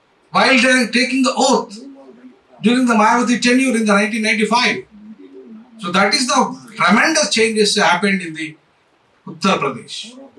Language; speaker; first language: English; non-native, local second language; Telugu